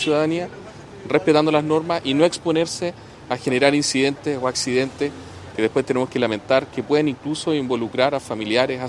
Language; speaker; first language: Spanish; native; Spanish